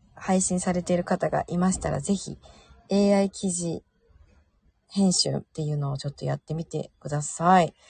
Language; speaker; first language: Japanese; native; Japanese